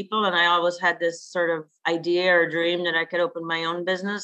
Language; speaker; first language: English; native; English